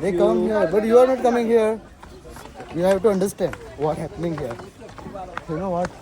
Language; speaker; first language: English; non-native, local second language; Marathi